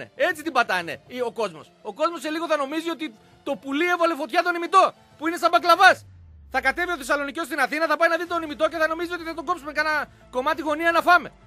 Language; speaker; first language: Greek; native; Greek